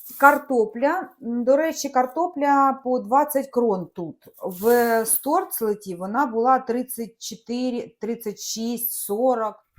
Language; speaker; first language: Ukrainian; non-native, local second language; Russian